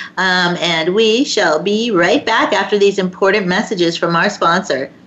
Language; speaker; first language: English; native; English